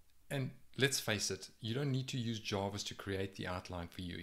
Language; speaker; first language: English; native; English